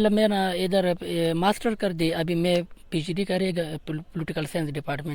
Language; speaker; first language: Hindi; non-native, learner; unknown